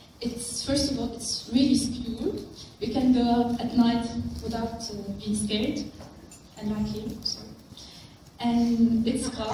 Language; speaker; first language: English; non-native, local second language; Arabic